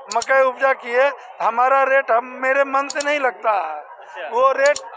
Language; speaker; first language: Hindi; native; Hindi